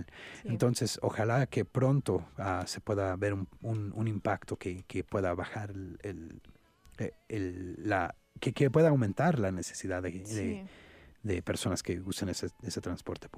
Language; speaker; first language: Spanish; native; Spanish